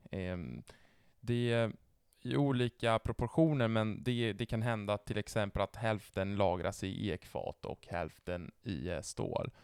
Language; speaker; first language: Swedish; non-native, fluent; Italian